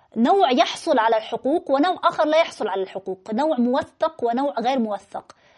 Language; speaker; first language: Arabic; native; Arabic